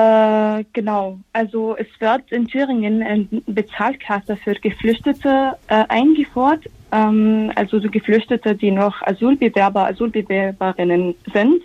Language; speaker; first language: German; non-native, fluent; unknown